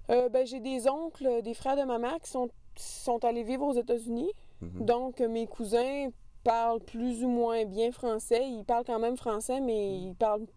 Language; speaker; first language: French; native; French